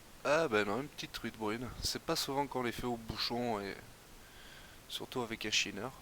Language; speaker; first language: French; native; French